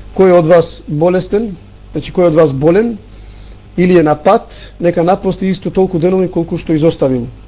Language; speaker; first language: Macedonian; non-native, local second language; Albanian